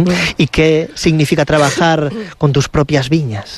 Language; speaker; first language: Spanish; native; Spanish